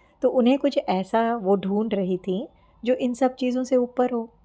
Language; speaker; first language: Hindi; native; Hindi